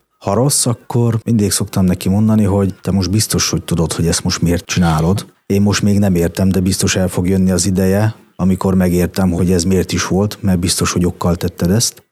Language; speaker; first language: Hungarian; native; Hungarian